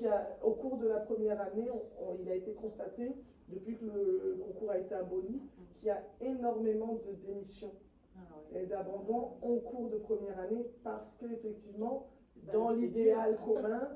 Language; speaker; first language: French; native; French